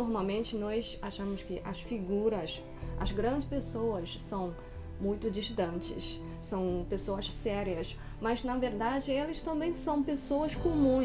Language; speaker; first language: Portuguese; non-native, fluent; Chinese